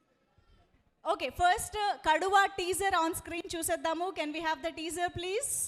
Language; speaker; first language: Telugu; native; Telugu